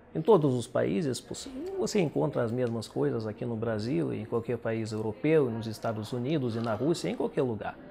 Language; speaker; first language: Portuguese; non-native, fluent; Russian